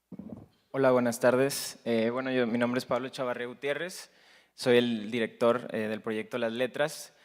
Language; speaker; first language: Spanish; native; Spanish